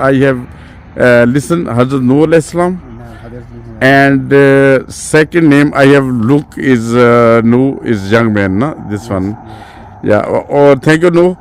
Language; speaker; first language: English; non-native, learner; Urdu